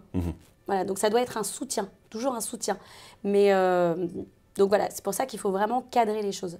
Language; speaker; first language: French; native; French